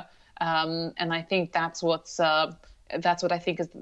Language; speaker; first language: English; non-native, local second language; Urdu